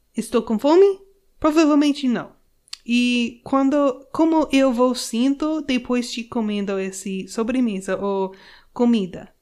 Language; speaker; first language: Portuguese; non-native, learner; English